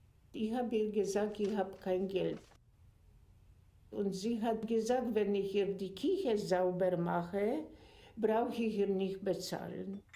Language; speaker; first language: German; non-native, fluent; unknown